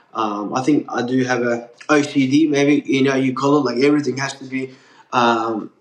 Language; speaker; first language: English; non-native, fluent; Turkish